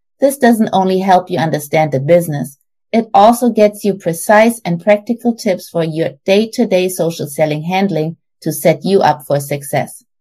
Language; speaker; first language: English; non-native, fluent; German